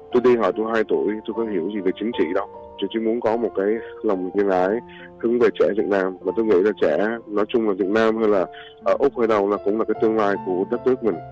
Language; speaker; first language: Vietnamese; early bilingual, heritage; Vietnamese